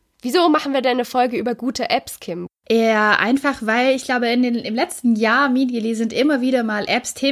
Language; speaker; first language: German; native; German